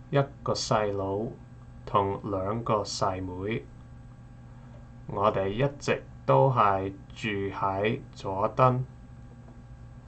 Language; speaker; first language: Cantonese; non-native, learner; English